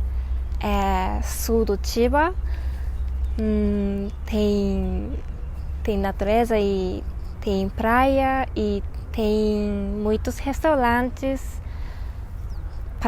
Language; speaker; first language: Portuguese; non-native, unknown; Japanese